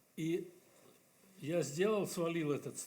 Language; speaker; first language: Russian; native; Russian